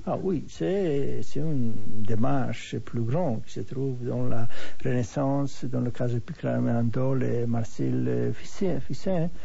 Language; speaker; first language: French; non-native, fluent; Hebrew